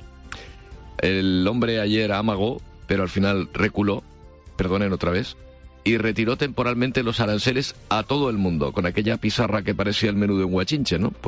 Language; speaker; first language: Spanish; native; Spanish